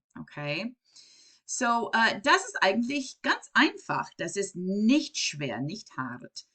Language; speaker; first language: German; non-native, fluent; English